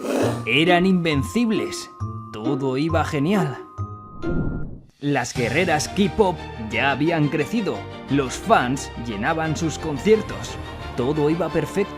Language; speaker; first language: Spanish; native; Spanish